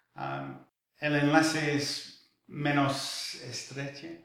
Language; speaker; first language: Spanish; non-native, fluent; English